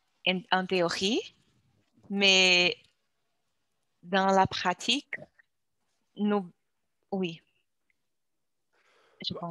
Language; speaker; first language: French; non-native, learner; Portuguese